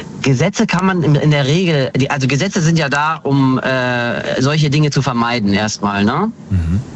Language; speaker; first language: German; early bilingual, other home language; Kurdish